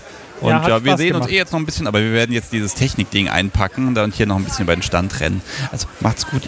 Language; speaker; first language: German; native; German